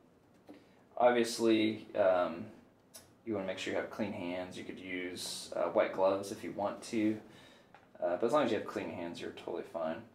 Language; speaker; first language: English; native; English